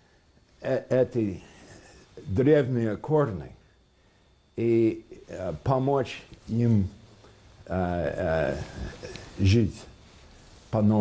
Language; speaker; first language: Russian; non-native, fluent; English